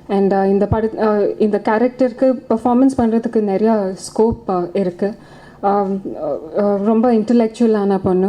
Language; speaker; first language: Tamil; non-native, fluent; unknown